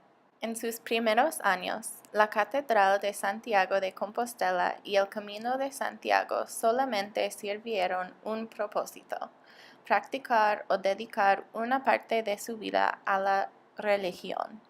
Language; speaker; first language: Spanish; non-native, learner; English